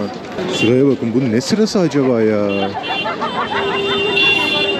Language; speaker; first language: Turkish; native; Turkish